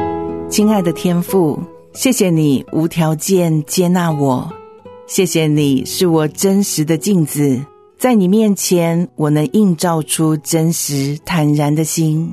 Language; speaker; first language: Chinese; native; Chinese